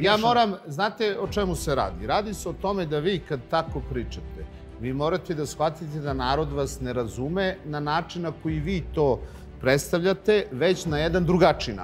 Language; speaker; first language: Serbian; native; Serbian